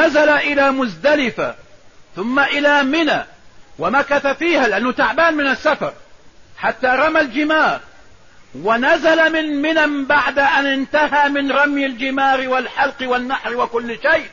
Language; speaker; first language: Arabic; native; Arabic